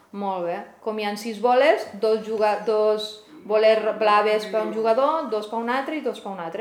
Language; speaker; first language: Catalan; native; Catalan